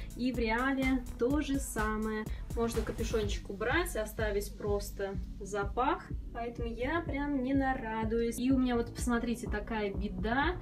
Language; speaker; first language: Russian; native; Russian